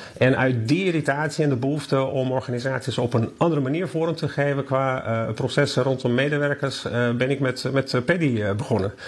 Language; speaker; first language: Dutch; non-native, fluent; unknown